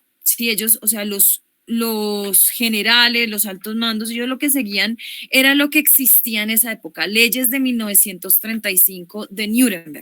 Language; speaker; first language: Spanish; native; Spanish